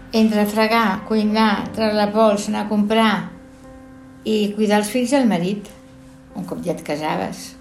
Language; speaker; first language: Catalan; native; Catalan